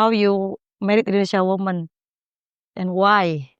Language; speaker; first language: English; non-native, learner; Indonesian